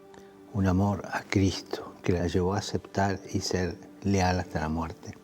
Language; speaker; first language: Spanish; native; Spanish